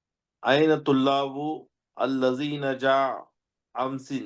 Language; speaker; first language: Arabic; non-native, learner; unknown